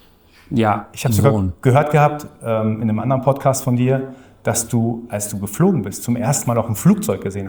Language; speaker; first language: German; native; German